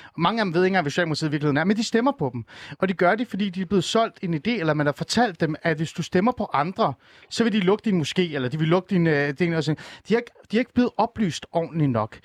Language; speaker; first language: Danish; early bilingual, other home language; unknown